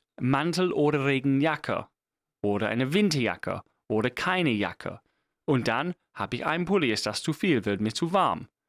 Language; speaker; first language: German; non-native, fluent; English